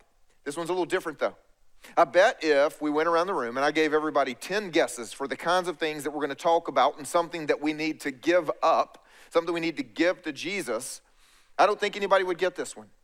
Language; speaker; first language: English; native; English